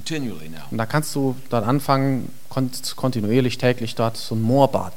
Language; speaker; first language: German; native; German